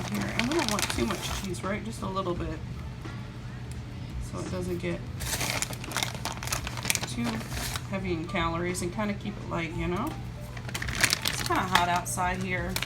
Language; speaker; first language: English; native; English